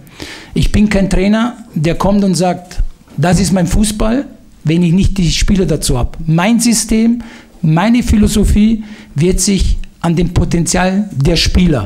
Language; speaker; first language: German; non-native, fluent; Italian